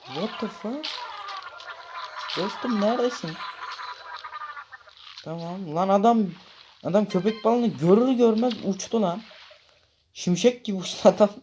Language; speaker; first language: Turkish; native; Turkish